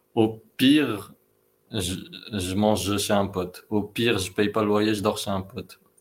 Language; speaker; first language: French; non-native, local second language; Arabic